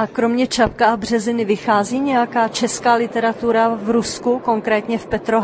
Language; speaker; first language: Czech; native; Czech